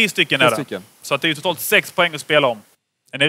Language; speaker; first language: Swedish; native; Swedish